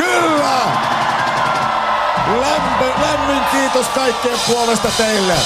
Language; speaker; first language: Finnish; native; Finnish